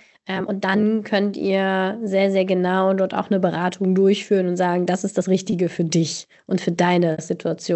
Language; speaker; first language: German; native; German